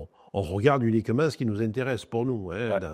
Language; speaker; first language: French; native; French